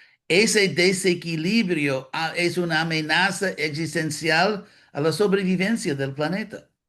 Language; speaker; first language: Spanish; non-native, fluent; English